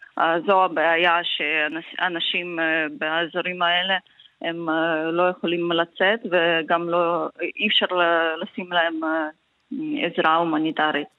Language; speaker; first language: Hebrew; non-native, learner; Ukrainian